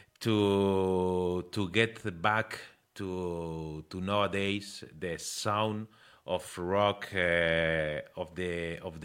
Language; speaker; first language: English; non-native, learner; Spanish